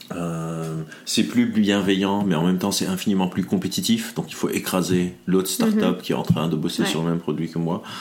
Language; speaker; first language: French; non-native, local second language; Arabic